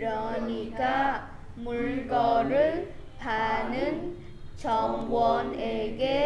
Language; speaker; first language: Korean; non-native, learner; Vietnamese